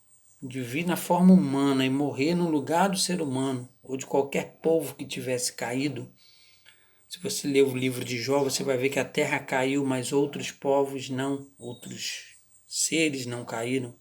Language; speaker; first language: Portuguese; native; Portuguese